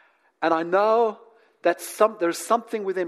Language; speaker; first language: English; native; English